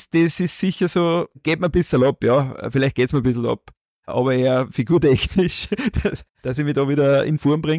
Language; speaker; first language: German; native; German